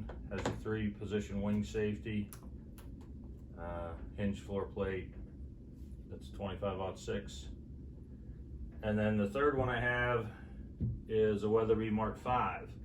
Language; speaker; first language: English; native; English